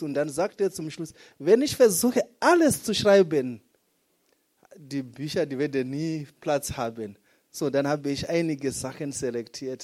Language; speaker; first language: German; non-native, fluent; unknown